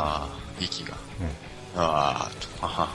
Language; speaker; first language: Japanese; native; Japanese